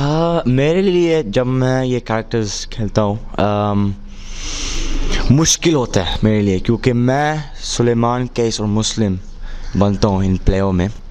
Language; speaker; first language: Hindi; early bilingual, heritage; Hindi